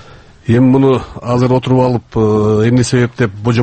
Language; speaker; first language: Kyrgyz; native; Kyrgyz